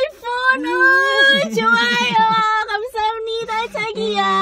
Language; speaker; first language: Korean; non-native, learner; Indonesian